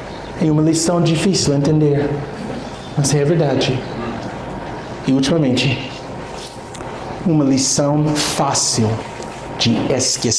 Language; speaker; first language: Portuguese; non-native, fluent; English